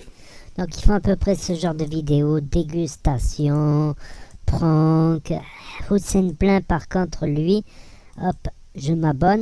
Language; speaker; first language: French; native; French